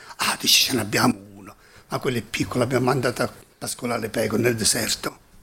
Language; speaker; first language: Italian; non-native, fluent; German